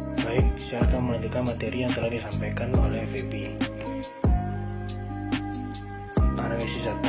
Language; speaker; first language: Indonesian; native; Indonesian